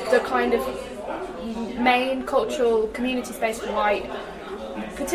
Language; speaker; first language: English; native; English